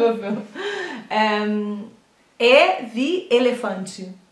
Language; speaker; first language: German; non-native, fluent; Portuguese